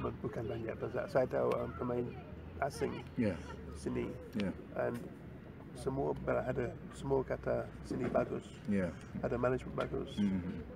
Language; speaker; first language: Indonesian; non-native, learner; English